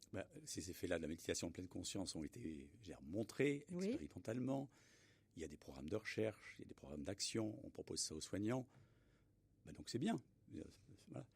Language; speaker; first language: French; native; French